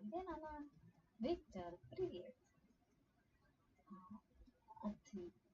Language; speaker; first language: Russian; non-native, learner; English